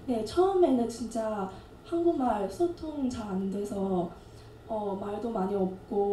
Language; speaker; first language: Korean; non-native, learner; Chinese